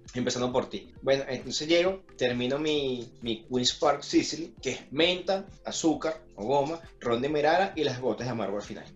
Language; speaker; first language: Spanish; native; Spanish